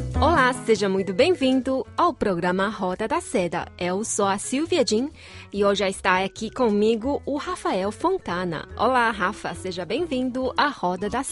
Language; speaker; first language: Portuguese; non-native, fluent; Chinese